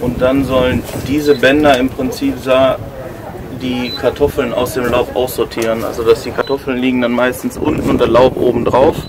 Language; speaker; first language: German; native; German